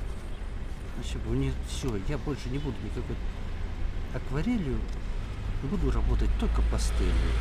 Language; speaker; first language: Russian; native; Russian